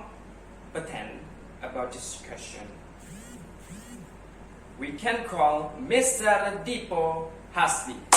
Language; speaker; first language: English; non-native, learner; Indonesian